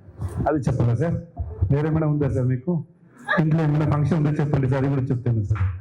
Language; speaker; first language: Telugu; non-native, learner; Tamil